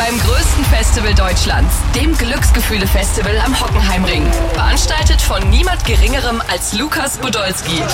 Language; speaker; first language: German; native; German